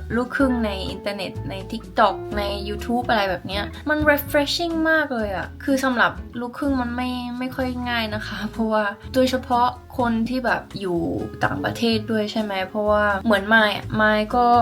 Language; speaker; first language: Thai; early bilingual, heritage; Thai